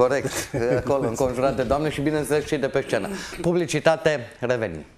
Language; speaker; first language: Romanian; native; Romanian